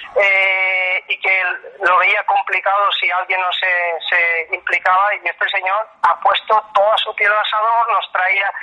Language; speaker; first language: Spanish; native; Spanish